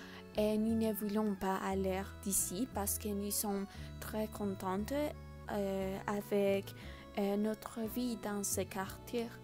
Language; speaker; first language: French; non-native, learner; Spanish